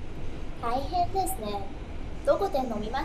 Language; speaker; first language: Japanese; non-native, learner; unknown